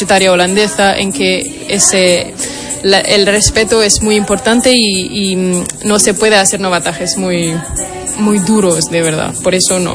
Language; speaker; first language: Spanish; non-native, fluent; Portuguese